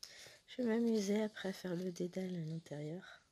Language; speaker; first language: French; native; French